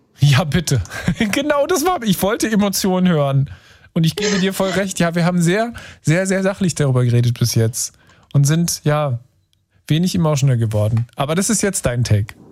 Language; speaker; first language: German; native; German